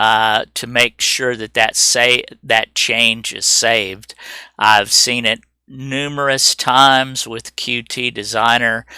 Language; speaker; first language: English; native; English